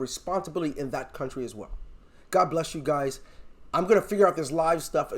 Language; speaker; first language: English; native; English